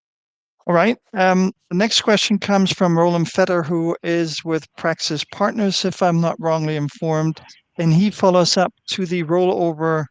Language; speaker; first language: English; non-native, fluent; German